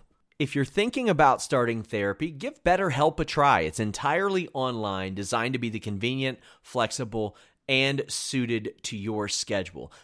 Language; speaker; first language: English; native; English